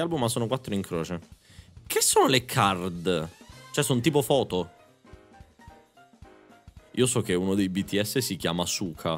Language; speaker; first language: Italian; native; Italian